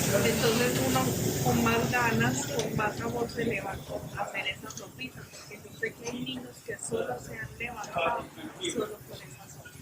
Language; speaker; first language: Spanish; native; Spanish